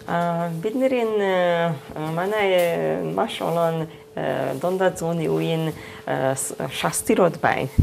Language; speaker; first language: Mongolian; non-native, fluent; Hungarian